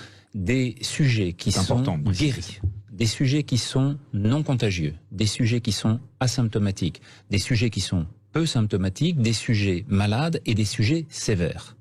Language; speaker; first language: French; native; French